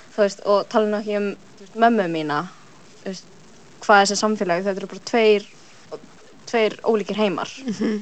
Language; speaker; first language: Icelandic; early bilingual, other home language; Filipino